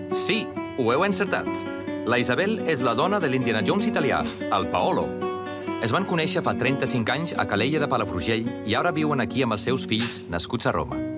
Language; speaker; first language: Catalan; non-native, fluent; Icelandic